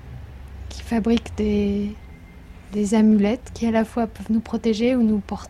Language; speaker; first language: French; native; French